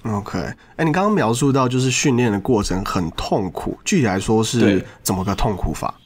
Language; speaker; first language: Chinese; native; Chinese